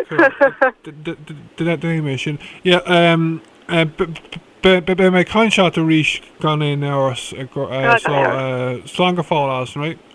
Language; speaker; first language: Irish; non-native, local second language; English